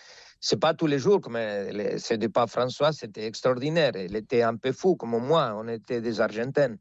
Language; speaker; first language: French; non-native, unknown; Spanish